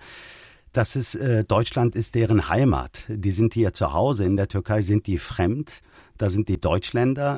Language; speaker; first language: German; early bilingual, other home language; Turkish